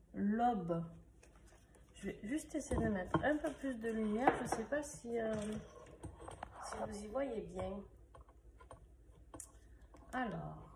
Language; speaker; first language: French; native; French